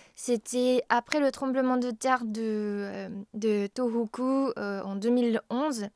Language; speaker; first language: French; non-native, fluent; Japanese